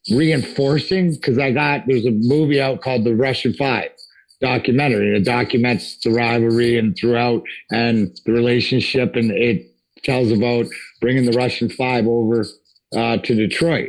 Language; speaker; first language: English; native; English